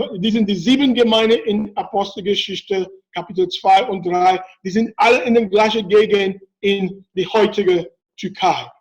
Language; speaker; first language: German; non-native, fluent; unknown